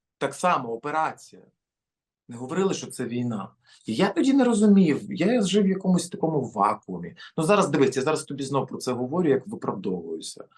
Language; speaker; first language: Ukrainian; native; Ukrainian